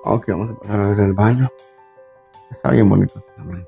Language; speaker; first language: Spanish; native; Spanish